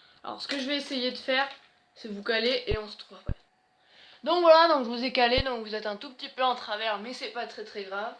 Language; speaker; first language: French; native; French